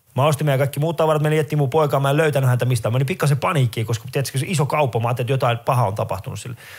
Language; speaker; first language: Finnish; early bilingual, other home language; Persian